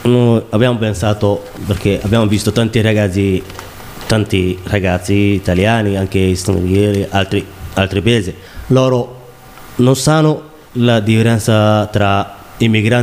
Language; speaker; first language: Italian; non-native, learner; Somali